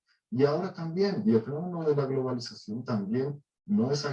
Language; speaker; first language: Spanish; native; Spanish